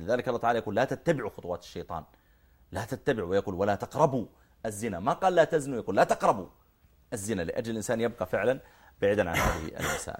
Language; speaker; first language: Arabic; native; Arabic